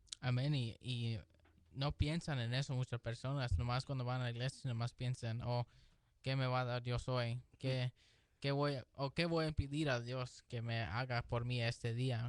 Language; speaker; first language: Spanish; early bilingual, heritage; Spanish